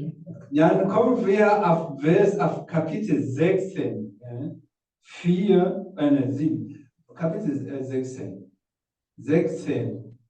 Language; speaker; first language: German; non-native, fluent; Rundi